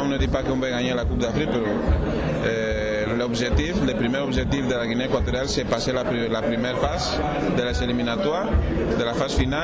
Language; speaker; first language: French; non-native, learner; Spanish